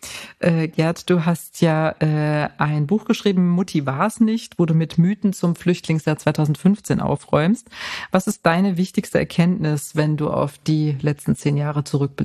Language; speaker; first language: German; native; German